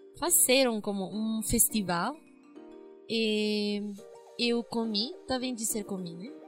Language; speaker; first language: Portuguese; non-native, learner; Spanish